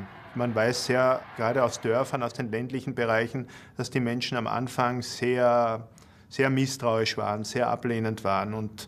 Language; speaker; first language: German; native; German